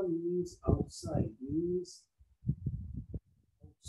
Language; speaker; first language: English; non-native, local second language; Hindi